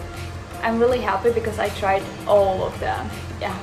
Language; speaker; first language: English; non-native, fluent; Urdu